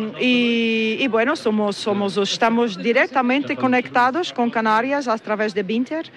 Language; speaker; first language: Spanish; non-native, learner; Portuguese